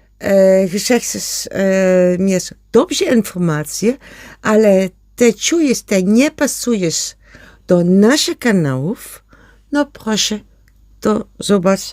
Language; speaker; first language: Polish; non-native, learner; Dutch